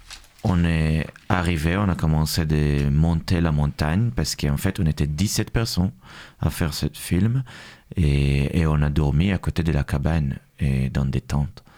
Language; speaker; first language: French; non-native, fluent; Hebrew